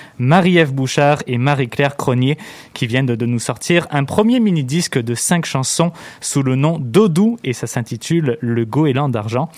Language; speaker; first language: French; native; French